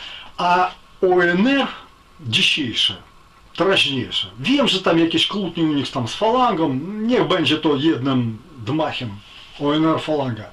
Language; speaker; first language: Polish; non-native, fluent; Ukrainian